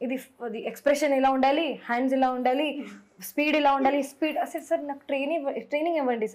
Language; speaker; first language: Telugu; non-native, fluent; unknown